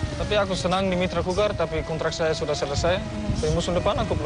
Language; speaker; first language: Indonesian; non-native, learner; Dutch